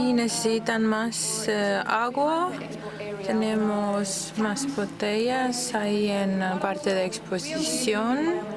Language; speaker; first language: Spanish; non-native, fluent; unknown